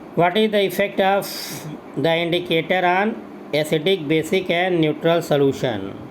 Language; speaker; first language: Hindi; native; Hindi